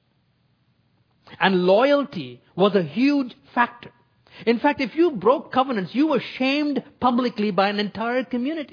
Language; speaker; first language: English; non-native, local second language; Tamil